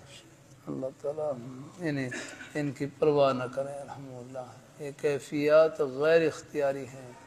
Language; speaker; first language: Urdu; native; Urdu